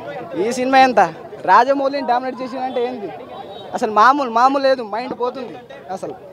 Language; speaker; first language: Telugu; native; Telugu